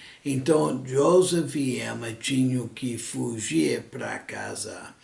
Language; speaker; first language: Portuguese; non-native, fluent; English